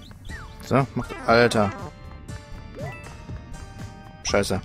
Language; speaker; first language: German; native; German